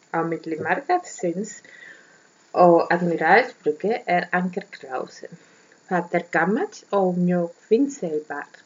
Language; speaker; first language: Icelandic; non-native, learner; German